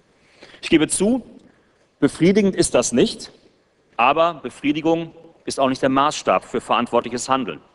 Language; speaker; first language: German; native; German